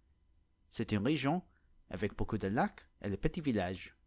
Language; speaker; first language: French; non-native, learner; English